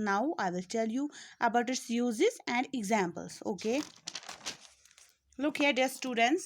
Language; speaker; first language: English; non-native, local second language; Urdu